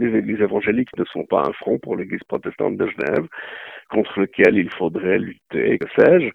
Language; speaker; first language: French; native; French